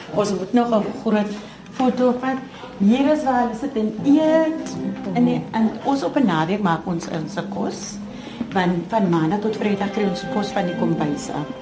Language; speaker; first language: Afrikaans; native; Afrikaans